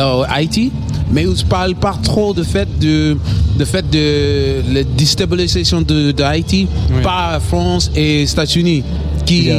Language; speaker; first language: French; non-native, learner; English